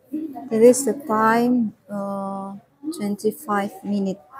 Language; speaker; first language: English; non-native, learner; Indonesian